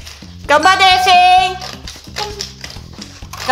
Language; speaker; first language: Japanese; non-native, learner; Chinese